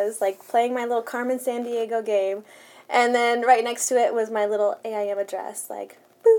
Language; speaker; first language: English; early bilingual, other home language; Spanish